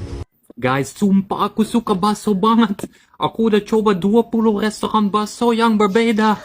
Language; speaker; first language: Indonesian; non-native, fluent; Dutch